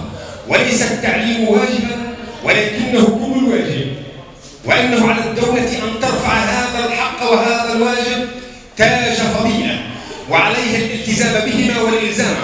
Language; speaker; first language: Arabic; native; Arabic